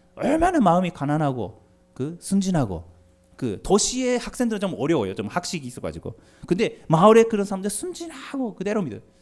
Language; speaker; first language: Korean; non-native, fluent; Japanese